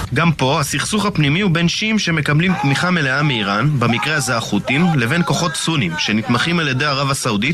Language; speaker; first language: Hebrew; native; Hebrew